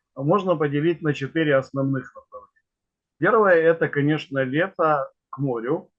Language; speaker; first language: Ukrainian; non-native, local second language; Russian